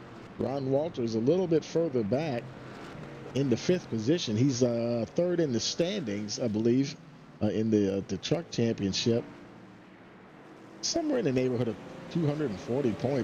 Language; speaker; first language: English; native; English